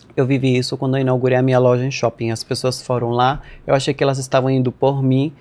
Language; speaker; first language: Portuguese; non-native, fluent; Spanish